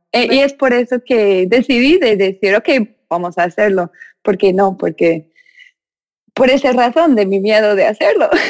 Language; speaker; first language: Spanish; non-native, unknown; English